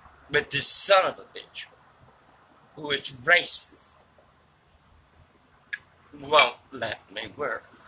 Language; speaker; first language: English; early bilingual, other home language; Spanish